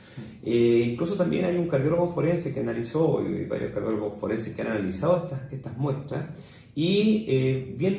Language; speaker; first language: Spanish; native; Spanish